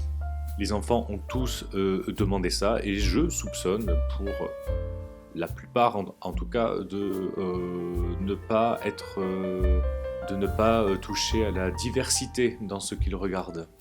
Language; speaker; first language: French; native; French